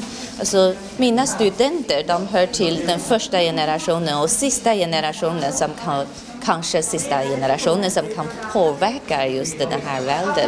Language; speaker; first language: Swedish; non-native, fluent; Chinese